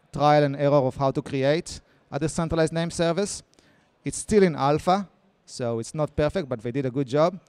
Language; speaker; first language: English; non-native, fluent; Hebrew